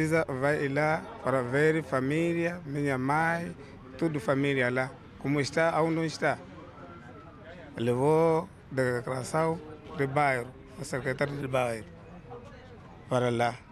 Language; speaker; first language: Portuguese; non-native, local second language; Makhuwa